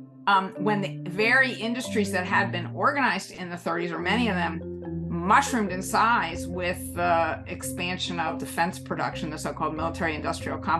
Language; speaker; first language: English; native; English